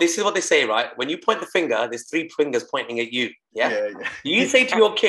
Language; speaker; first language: English; non-native, local second language; Punjabi